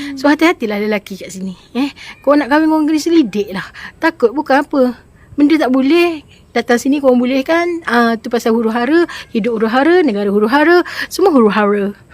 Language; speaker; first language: Malay; native; Malay